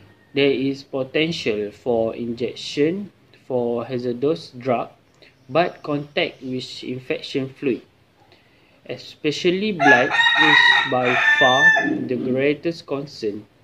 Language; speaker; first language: English; non-native, local second language; Malay